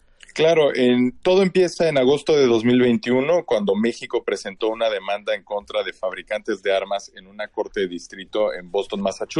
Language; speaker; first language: Spanish; native; Spanish